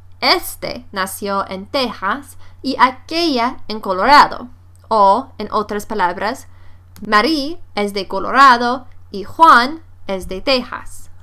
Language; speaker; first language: Spanish; non-native, fluent; English